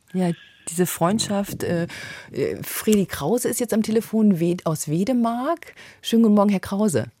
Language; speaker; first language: German; native; German